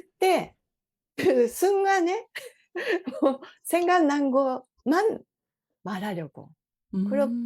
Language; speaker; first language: Korean; non-native, fluent; Japanese